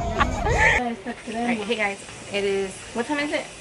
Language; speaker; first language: English; early bilingual, other home language; Spanish